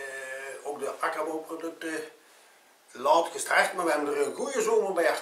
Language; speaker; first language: Dutch; native; Dutch